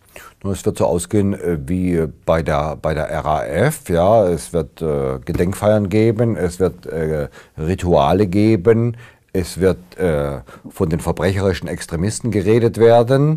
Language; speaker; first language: German; native; German